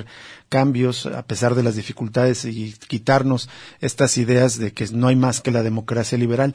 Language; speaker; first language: Spanish; native; Spanish